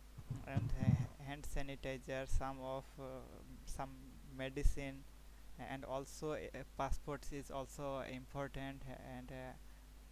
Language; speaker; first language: English; non-native, learner; Bangla